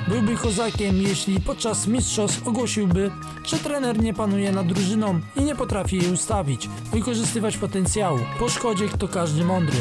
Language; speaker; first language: Polish; native; Polish